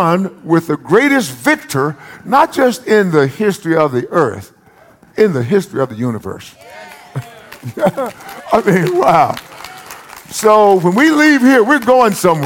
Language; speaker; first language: English; native; English